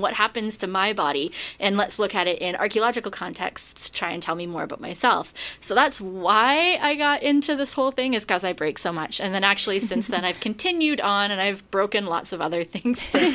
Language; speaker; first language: English; native; English